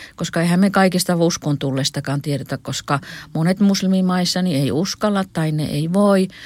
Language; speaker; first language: Finnish; native; Finnish